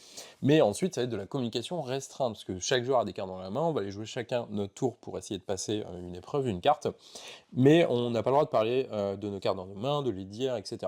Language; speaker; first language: French; native; French